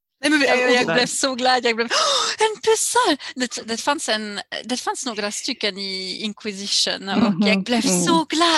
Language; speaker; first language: Swedish; non-native, learner; French